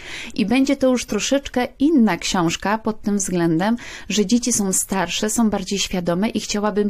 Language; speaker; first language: Polish; native; Polish